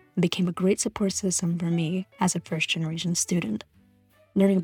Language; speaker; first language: English; native; English